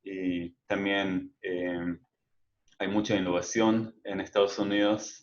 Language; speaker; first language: Spanish; non-native, fluent; Hebrew